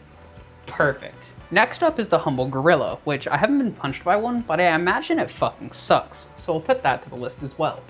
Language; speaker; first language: English; native; English